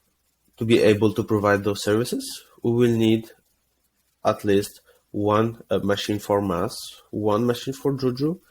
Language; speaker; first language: English; non-native, fluent; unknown